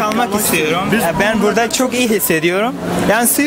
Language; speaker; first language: Turkish; non-native, learner; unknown